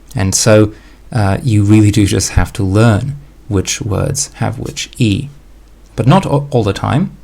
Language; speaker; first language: English; non-native, fluent; Slovak